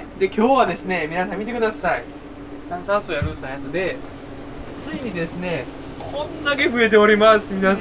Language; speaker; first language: Japanese; native; Japanese